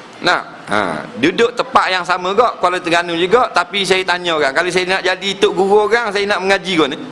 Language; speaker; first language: Malay; native; Malay